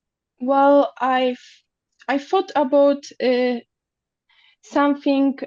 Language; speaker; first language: English; non-native, learner; Polish